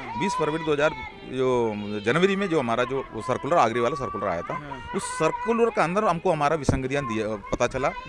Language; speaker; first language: Hindi; non-native, local second language; Malayalam